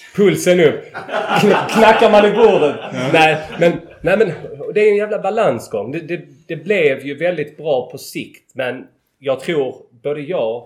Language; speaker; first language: Swedish; native; Swedish